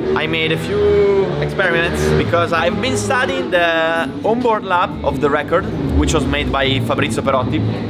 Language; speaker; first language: English; non-native, fluent; Italian